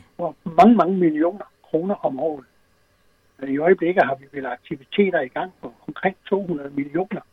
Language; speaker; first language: Danish; native; Danish